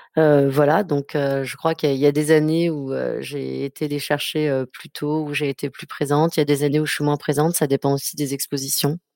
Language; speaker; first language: French; native; French